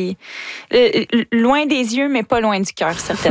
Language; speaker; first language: French; native; French